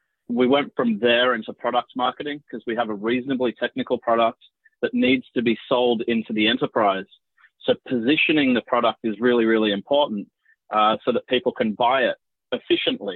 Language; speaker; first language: English; native; English